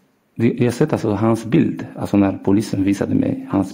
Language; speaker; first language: Swedish; non-native, learner; Arabic